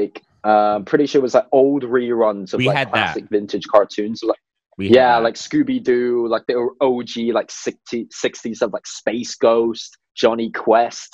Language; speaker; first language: English; non-native, local second language; Cantonese